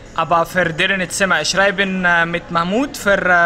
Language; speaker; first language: German; non-native, learner; Arabic